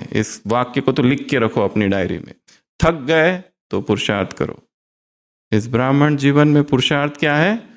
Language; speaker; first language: Hindi; native; Hindi